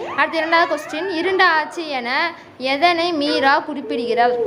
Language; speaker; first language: Tamil; native; Tamil